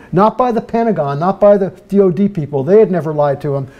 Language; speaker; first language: English; native; English